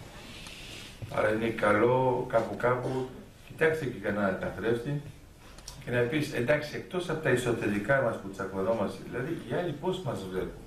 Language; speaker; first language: Greek; early bilingual, heritage; Greek